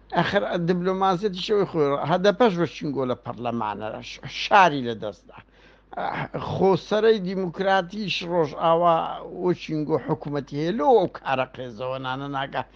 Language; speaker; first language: Central Kurdish; native; Central Kurdish